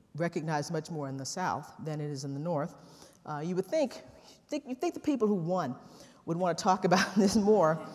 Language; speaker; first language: English; native; English